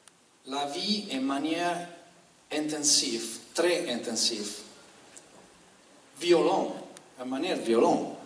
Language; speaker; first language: French; non-native, learner; Italian